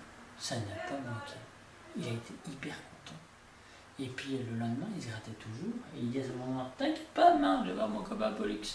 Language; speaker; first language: French; native; French